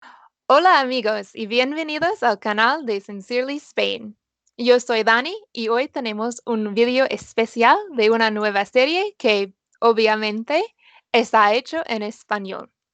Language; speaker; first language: Spanish; non-native, fluent; English